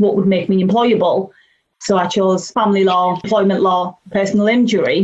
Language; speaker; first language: English; native; English